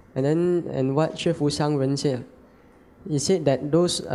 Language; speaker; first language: English; non-native, local second language; Chinese